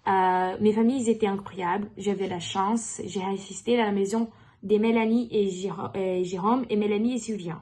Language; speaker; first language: French; non-native, learner; Portuguese